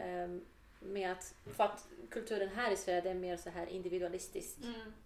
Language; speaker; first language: Swedish; non-native, fluent; Portuguese